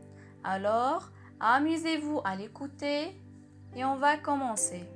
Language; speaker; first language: French; non-native, local second language; Arabic